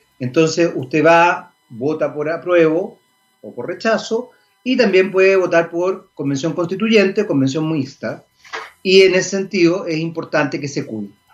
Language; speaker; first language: Spanish; native; Spanish